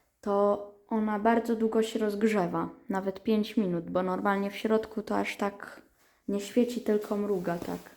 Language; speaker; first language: Polish; native; Polish